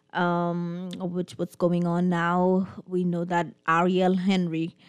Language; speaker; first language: English; non-native, fluent; Haitian Creole